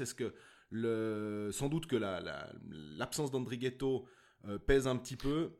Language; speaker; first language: French; native; French